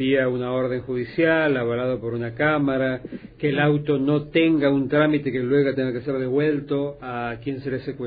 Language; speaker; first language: Spanish; native; Spanish